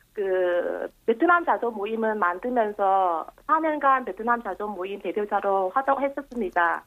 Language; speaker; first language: Korean; non-native, fluent; Vietnamese